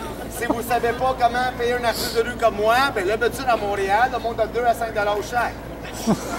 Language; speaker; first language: French; native; French